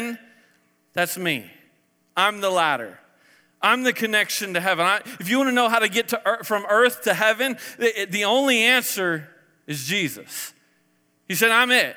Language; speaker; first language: English; native; English